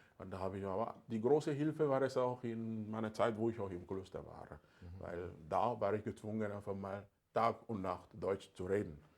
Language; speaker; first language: German; non-native, fluent; Ewe